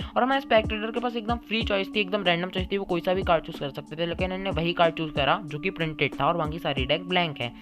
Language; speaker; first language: Hindi; native; Hindi